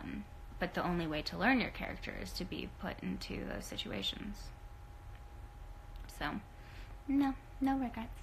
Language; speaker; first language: English; native; English